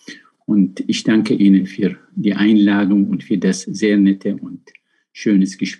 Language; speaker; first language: German; non-native, fluent; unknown